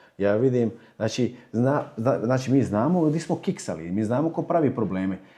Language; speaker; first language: Croatian; early bilingual, heritage; Croatian